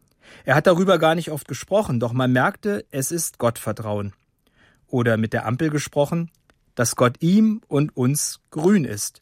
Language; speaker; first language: German; native; German